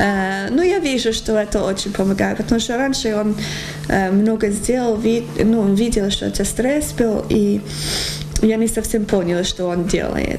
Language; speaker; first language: Russian; non-native, learner; English